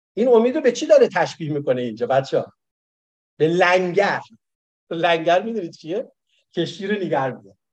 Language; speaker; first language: Persian; native; Persian